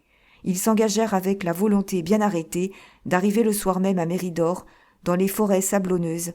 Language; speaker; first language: French; native; French